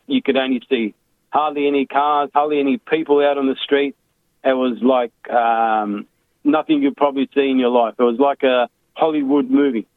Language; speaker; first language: English; early bilingual, other home language; Macedonian